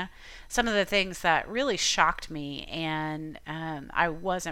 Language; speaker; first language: English; native; English